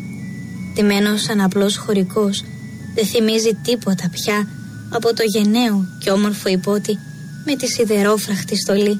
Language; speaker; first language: Greek; native; Greek